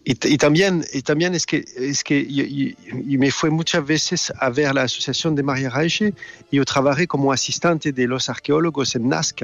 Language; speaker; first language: Spanish; non-native, learner; French